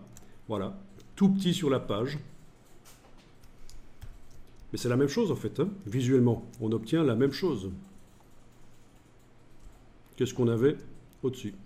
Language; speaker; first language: French; native; French